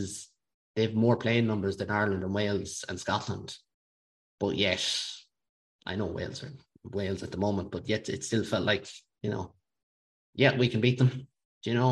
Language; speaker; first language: English; native; English